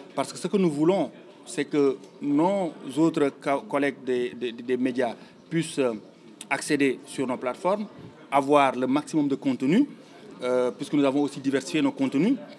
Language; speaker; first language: French; non-native, local second language; Wolof